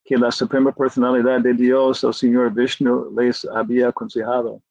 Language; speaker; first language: Spanish; non-native, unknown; English